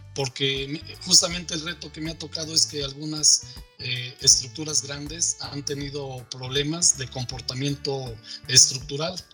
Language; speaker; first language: Spanish; native; Spanish